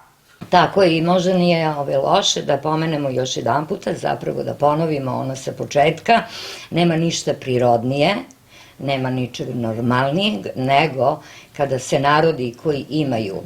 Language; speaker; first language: Bosnian; native; Bosnian